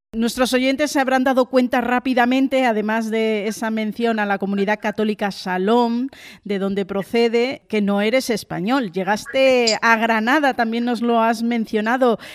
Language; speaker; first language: Spanish; native; Spanish